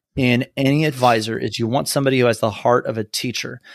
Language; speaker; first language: English; native; English